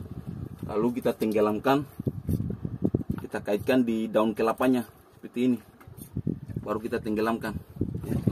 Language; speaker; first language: Indonesian; native; Indonesian